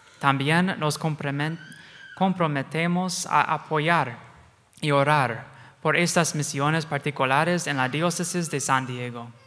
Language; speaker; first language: Spanish; non-native, fluent; English